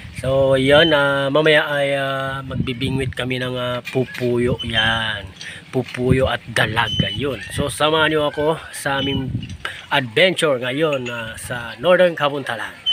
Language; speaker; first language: Filipino; non-native, local second language; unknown